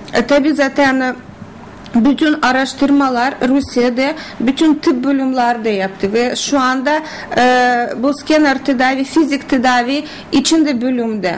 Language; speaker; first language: Turkish; non-native, learner; Russian